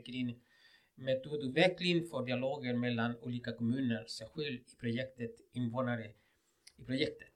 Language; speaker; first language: Swedish; non-native, fluent; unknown